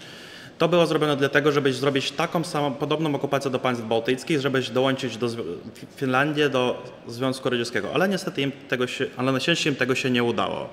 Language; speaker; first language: Polish; non-native, fluent; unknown